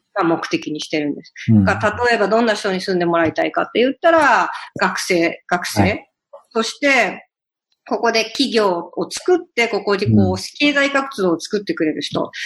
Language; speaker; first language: Japanese; native; Japanese